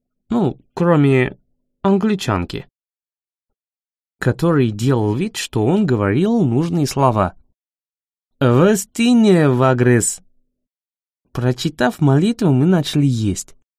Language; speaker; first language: Russian; non-native, fluent; English